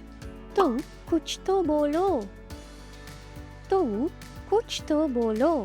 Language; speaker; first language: Hindi; non-native, fluent; Sinhala